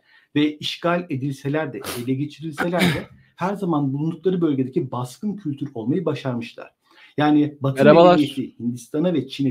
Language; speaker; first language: Turkish; native; Turkish